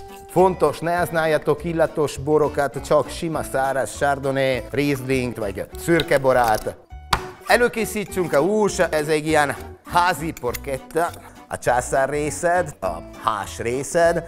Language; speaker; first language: Hungarian; non-native, fluent; Italian